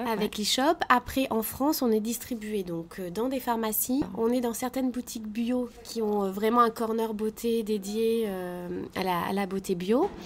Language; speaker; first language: French; native; French